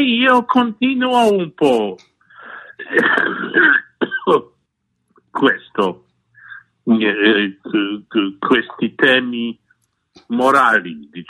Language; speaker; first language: Italian; non-native, fluent; Polish